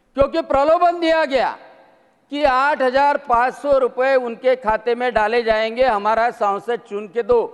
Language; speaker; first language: Hindi; non-native, local second language; Marathi